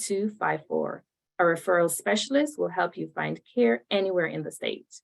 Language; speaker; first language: English; native; English